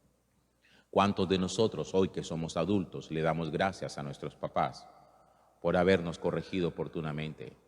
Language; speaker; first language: Spanish; native; Spanish